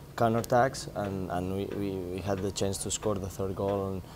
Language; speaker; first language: English; non-native, fluent; Spanish